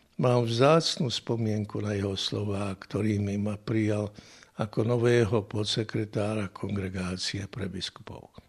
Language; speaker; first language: Slovak; native; Slovak